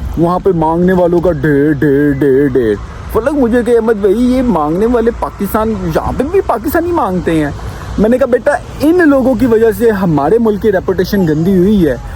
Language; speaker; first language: Urdu; non-native, local second language; Punjabi